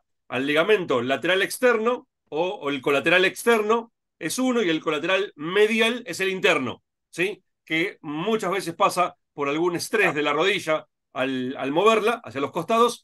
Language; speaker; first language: Spanish; native; Spanish